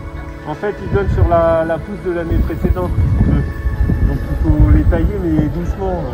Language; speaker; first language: French; native; French